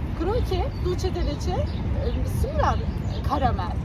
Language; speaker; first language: Spanish; non-native, learner; Turkish